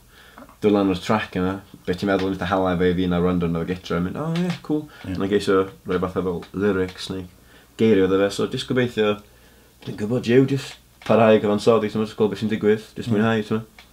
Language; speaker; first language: Welsh; native; Welsh